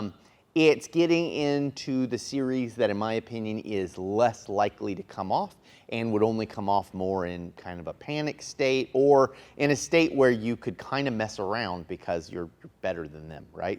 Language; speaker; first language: English; native; English